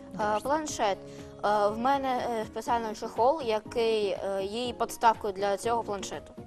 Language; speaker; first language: Ukrainian; non-native, local second language; Russian